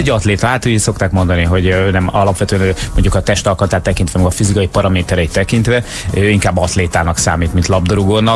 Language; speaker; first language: Hungarian; native; Hungarian